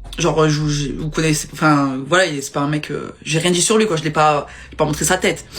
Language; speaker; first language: French; native; French